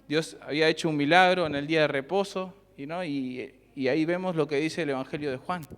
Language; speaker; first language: Spanish; native; Spanish